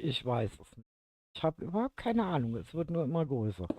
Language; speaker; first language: German; native; German